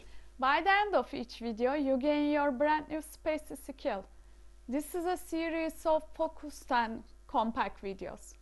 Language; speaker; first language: English; non-native, fluent; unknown